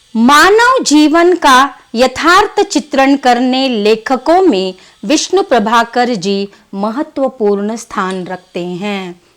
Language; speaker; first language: Hindi; non-native, local second language; Kannada